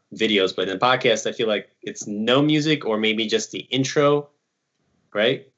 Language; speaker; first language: English; early bilingual, other home language; Ukrainian